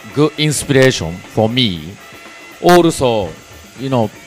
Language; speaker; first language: English; non-native, learner; Japanese